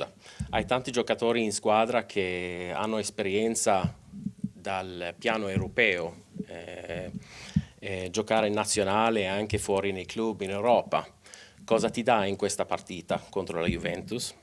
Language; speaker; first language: Italian; non-native, local second language; Swedish